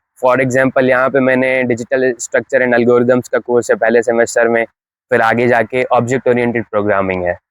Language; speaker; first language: Urdu; native; Urdu